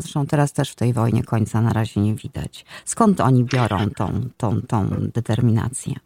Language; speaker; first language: Polish; native; Polish